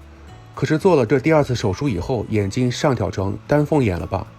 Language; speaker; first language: Chinese; native; Chinese